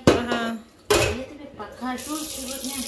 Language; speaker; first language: Russian; non-native, learner; Bangla